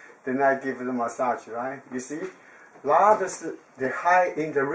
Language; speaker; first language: English; non-native, learner; Chinese